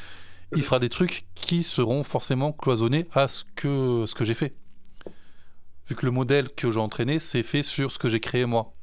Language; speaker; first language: French; native; French